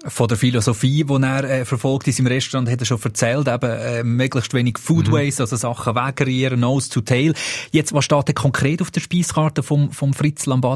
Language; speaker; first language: German; native; German